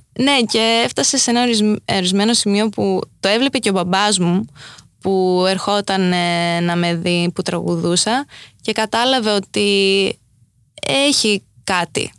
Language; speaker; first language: Greek; early bilingual, heritage; Greek